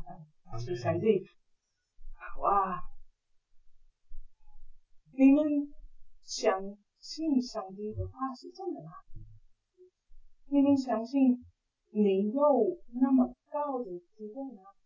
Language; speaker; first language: Chinese; non-native, fluent; English